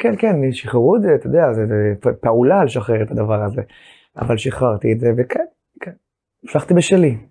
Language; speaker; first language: Hebrew; native; Hebrew